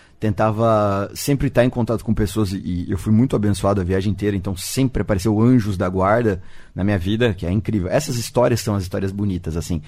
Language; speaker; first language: Portuguese; native; Portuguese